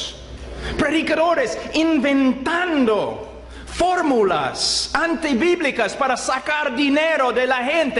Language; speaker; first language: Spanish; non-native, fluent; English